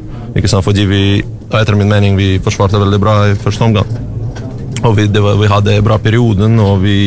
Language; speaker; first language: Norwegian; non-native, learner; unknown